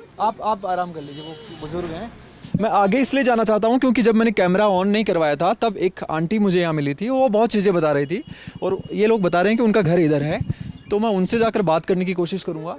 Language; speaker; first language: Hindi; native; Hindi